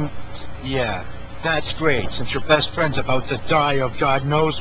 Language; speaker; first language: English; native; English